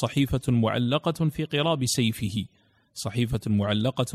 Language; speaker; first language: Arabic; native; Arabic